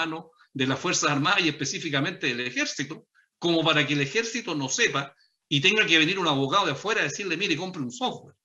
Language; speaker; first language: Spanish; native; Spanish